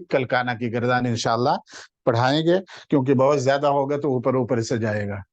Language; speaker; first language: Urdu; native; Urdu